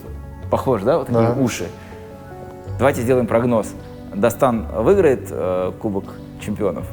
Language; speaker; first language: Russian; native; Russian